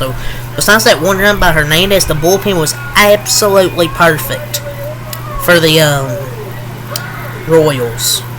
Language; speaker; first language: English; native; English